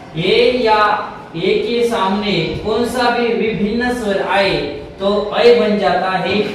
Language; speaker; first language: Hindi; non-native, local second language; Marathi